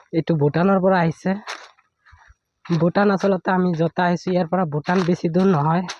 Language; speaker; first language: Assamese; non-native, local second language; Bangla